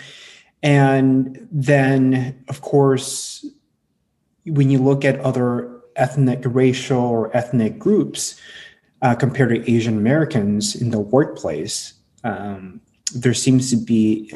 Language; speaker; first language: English; early bilingual, other home language; Hmong